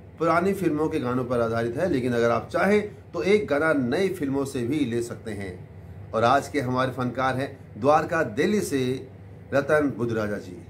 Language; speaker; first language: Hindi; native; Hindi